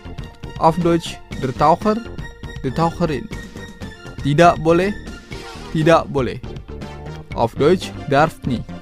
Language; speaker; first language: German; non-native, fluent; Indonesian